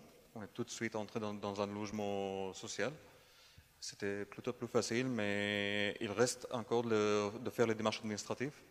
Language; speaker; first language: French; non-native, fluent; Arabic